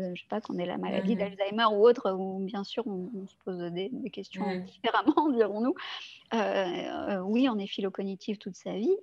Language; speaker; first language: French; native; French